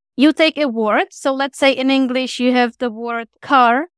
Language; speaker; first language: English; non-native, fluent; Czech